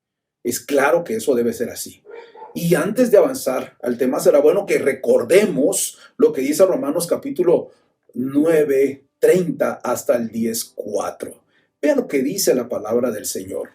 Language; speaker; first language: Spanish; native; Spanish